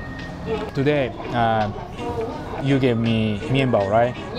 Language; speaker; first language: English; non-native, learner; Japanese